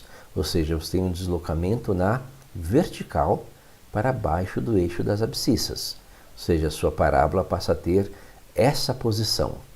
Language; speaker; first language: Portuguese; native; Portuguese